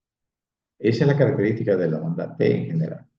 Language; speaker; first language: Spanish; native; Spanish